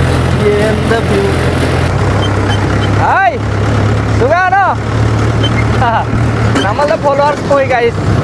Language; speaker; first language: Malayalam; non-native, learner; Bangla